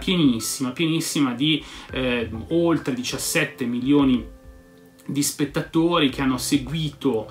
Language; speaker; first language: Italian; native; Italian